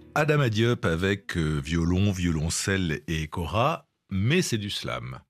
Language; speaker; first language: French; non-native, local second language; Wolof